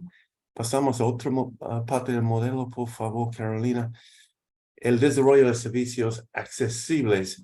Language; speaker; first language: Spanish; non-native, fluent; English